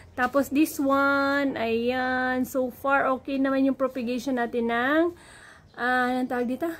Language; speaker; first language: Filipino; non-native, local second language; Cebuano